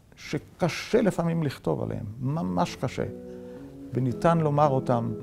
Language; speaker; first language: Hebrew; early bilingual, other home language; Yiddish